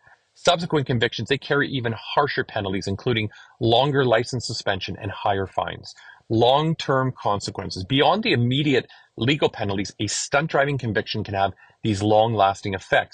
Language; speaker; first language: English; native; English